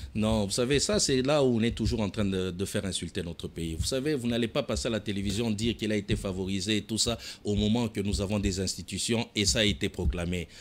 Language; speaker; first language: French; non-native, local second language; Swahili